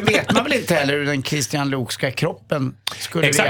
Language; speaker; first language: Swedish; native; Swedish